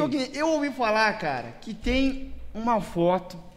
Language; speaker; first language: Portuguese; native; Portuguese